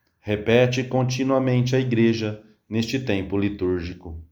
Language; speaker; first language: Portuguese; native; Portuguese